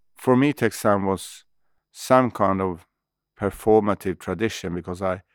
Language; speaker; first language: English; non-native, fluent; Swedish